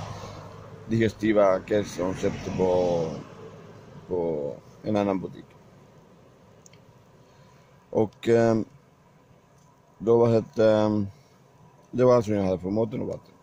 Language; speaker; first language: Swedish; non-native, learner; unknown